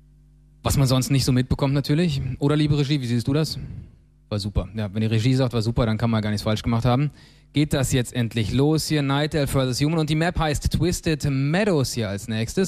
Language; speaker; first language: German; native; German